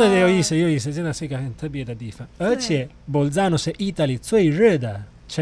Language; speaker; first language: Chinese; non-native, fluent; Italian